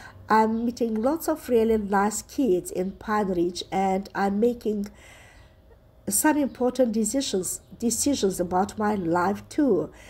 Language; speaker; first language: English; non-native, fluent; Azerbaijani